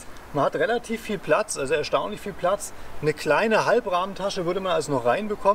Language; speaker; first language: German; native; German